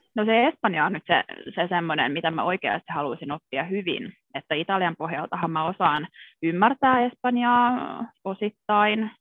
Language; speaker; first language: Finnish; native; Finnish